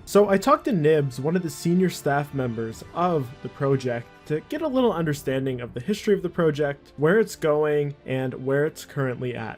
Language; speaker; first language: English; native; English